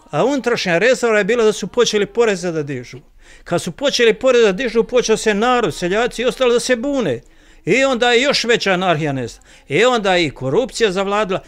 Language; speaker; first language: Croatian; native; Croatian